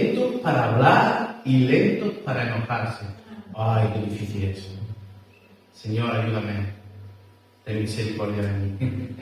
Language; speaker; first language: Spanish; native; Spanish